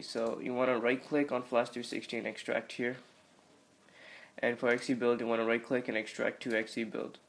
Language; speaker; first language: English; native; English